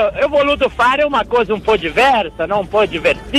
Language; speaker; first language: Italian; non-native, fluent; Portuguese